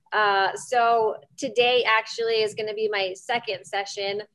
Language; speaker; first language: English; native; English